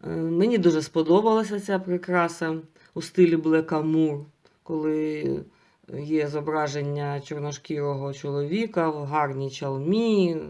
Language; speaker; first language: Ukrainian; non-native, local second language; Russian